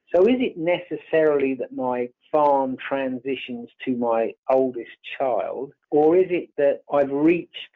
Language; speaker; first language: English; native; English